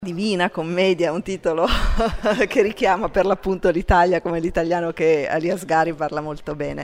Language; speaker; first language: Italian; native; Italian